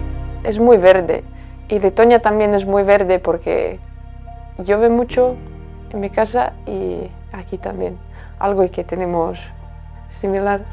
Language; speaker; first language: Spanish; non-native, fluent; Latvian